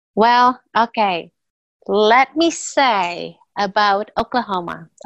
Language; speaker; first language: English; non-native, fluent; Indonesian